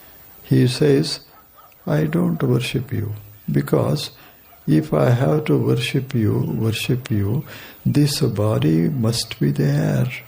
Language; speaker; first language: English; non-native, local second language; Kannada